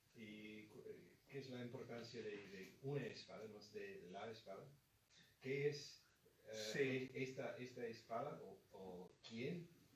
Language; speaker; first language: Spanish; non-native, fluent; English